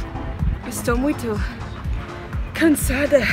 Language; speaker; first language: Portuguese; non-native, fluent; English